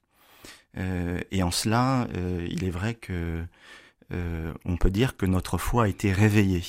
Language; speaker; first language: French; native; French